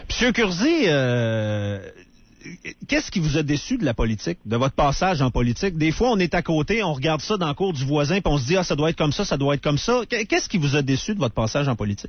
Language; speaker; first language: French; native; French